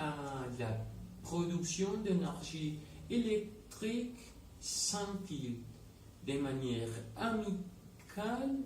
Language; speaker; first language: French; non-native, learner; Spanish